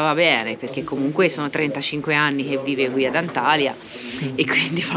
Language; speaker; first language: Italian; native; Italian